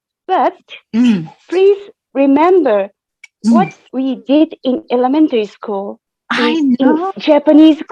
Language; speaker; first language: English; non-native, fluent; Japanese